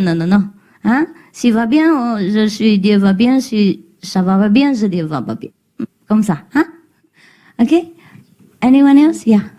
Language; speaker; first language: French; non-native, learner; Vietnamese